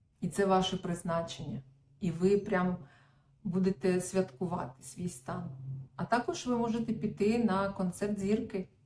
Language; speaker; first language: Ukrainian; non-native, local second language; Russian